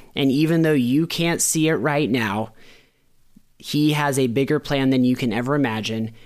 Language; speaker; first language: English; native; English